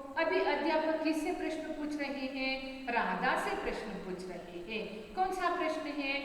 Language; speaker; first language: Hindi; non-native, local second language; Kannada